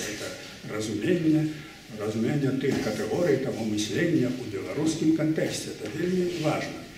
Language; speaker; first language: Belarusian; native; Belarusian